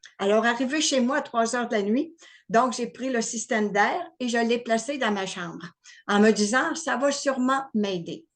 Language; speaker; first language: French; native; French